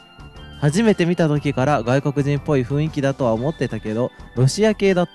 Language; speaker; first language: Japanese; native; Japanese